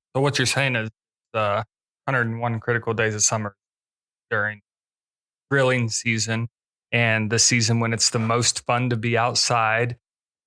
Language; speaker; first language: English; native; English